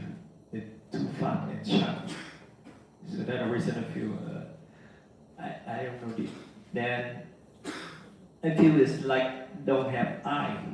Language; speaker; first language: English; non-native, learner; Vietnamese